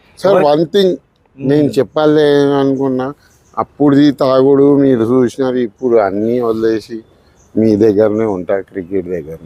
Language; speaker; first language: Telugu; native; Telugu